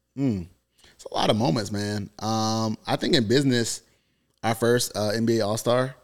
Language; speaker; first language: English; native; English